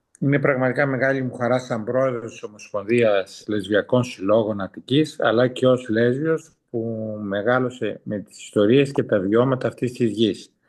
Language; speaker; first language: Greek; early bilingual, heritage; Greek